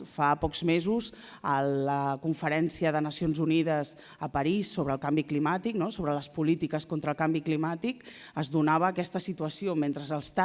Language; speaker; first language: Catalan; native; Catalan